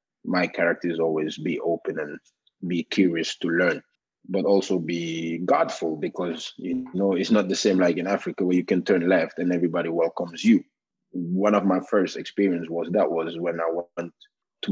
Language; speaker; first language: English; non-native, fluent; Norwegian